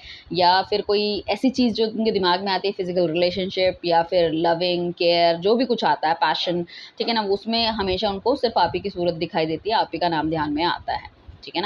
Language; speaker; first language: Hindi; native; Hindi